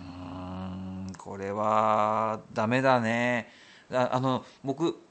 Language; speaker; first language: Japanese; native; Japanese